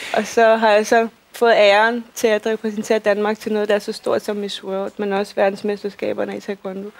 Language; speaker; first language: Danish; early bilingual, other home language; Russian